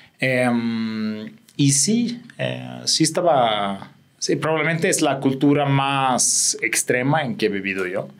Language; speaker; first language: Spanish; non-native, fluent; Swedish